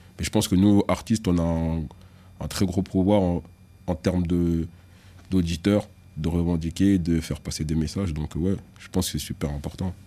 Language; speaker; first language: French; early bilingual, other home language; Lingala